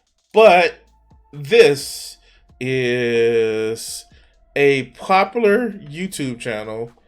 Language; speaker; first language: English; native; English